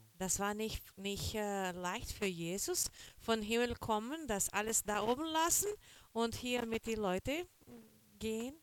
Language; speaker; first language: German; non-native, fluent; Portuguese